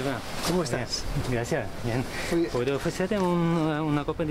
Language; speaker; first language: Spanish; non-native, learner; German